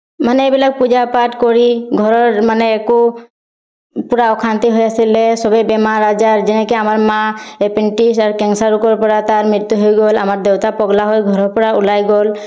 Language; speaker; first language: Assamese; non-native, local second language; Bodo